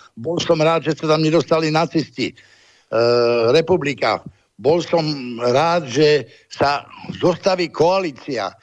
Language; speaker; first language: Slovak; native; Slovak